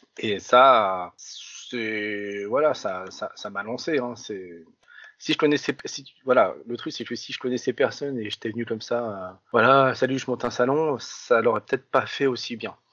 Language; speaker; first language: French; early bilingual, other home language; Vietnamese